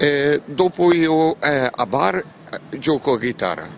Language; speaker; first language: Italian; non-native, learner; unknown